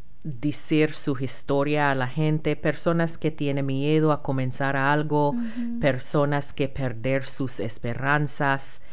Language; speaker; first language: Spanish; non-native, learner; English